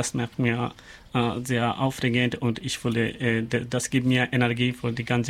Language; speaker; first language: German; non-native, learner; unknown